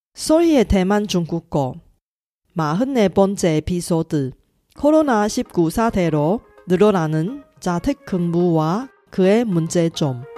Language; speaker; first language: Korean; non-native, fluent; Chinese